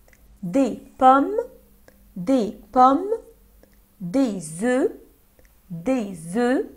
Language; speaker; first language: French; non-native, fluent; Arabic